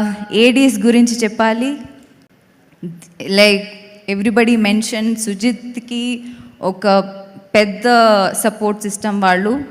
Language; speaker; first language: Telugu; non-native, fluent; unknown